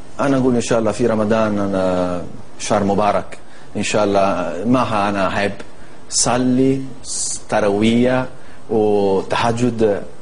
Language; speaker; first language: Arabic; non-native, learner; Italian